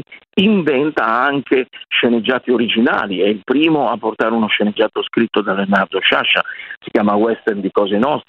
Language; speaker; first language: Italian; native; Italian